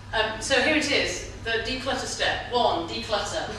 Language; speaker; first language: English; native; English